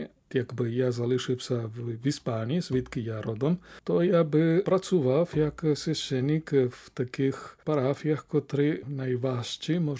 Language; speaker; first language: Ukrainian; non-native, fluent; Spanish